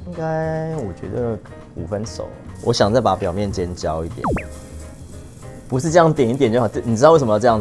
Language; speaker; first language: Chinese; native; Chinese